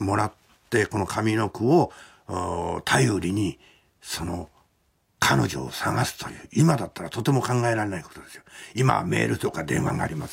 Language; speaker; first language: Japanese; native; Japanese